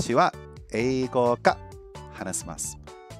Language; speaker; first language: Japanese; non-native, learner; English